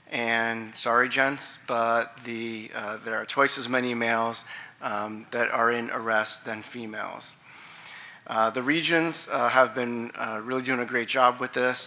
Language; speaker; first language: English; native; English